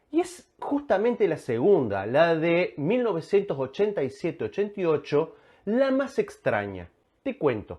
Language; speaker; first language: Spanish; native; Spanish